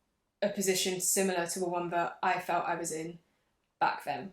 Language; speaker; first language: English; native; English